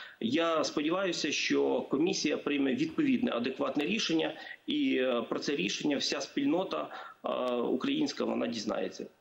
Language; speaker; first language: Ukrainian; native; Ukrainian